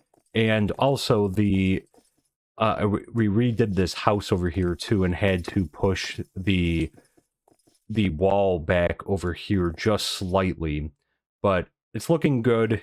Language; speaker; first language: English; native; English